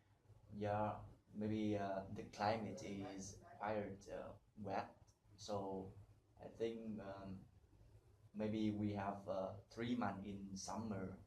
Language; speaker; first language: English; non-native, learner; Vietnamese